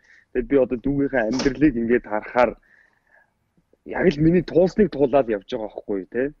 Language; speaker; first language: Mongolian; native; Mongolian